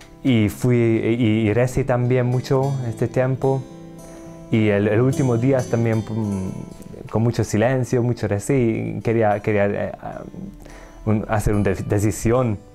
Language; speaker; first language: Spanish; non-native, learner; Hungarian